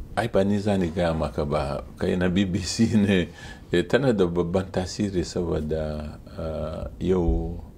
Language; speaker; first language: Hausa; non-native, local second language; Arabic